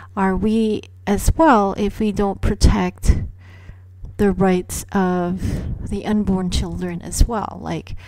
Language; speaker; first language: English; non-native, local second language; Cebuano